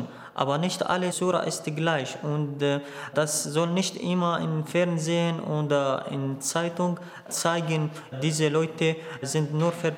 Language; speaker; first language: German; non-native, learner; Arabic